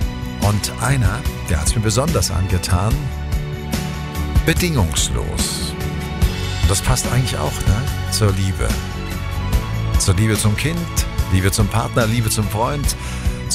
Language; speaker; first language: German; native; German